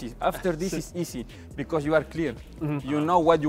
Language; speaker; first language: English; non-native, learner; Spanish